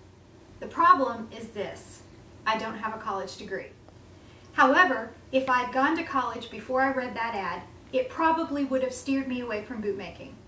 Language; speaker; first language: English; native; English